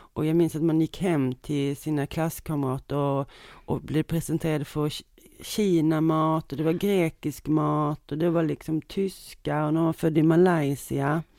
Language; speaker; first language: Swedish; native; Swedish